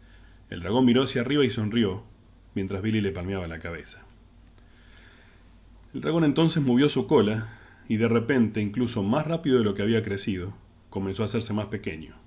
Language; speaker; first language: Spanish; native; Spanish